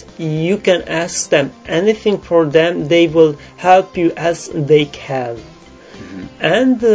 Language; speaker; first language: English; non-native, learner; Romanian